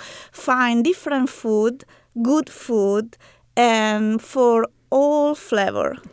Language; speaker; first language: English; non-native, learner; Italian